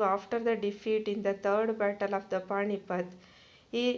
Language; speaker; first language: English; non-native, local second language; Kannada